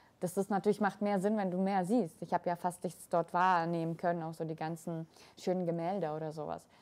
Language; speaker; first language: German; early bilingual, other home language; Russian